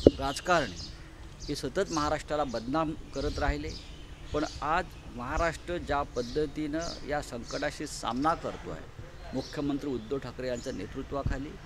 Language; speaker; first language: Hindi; non-native, local second language; Marathi